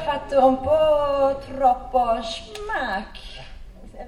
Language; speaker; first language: Italian; non-native, learner; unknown